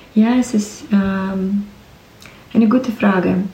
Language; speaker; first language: German; non-native, learner; Ukrainian